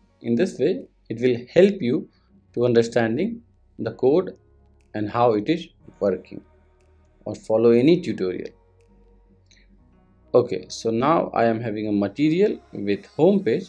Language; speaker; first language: English; non-native, local second language; Hindi